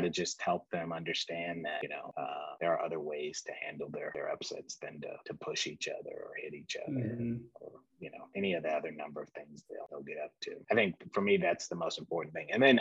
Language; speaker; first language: English; native; English